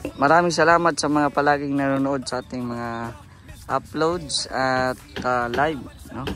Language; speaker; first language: Filipino; non-native, local second language; Cebuano